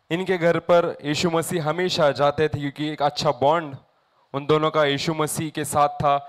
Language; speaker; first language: Hindi; non-native, local second language; Marathi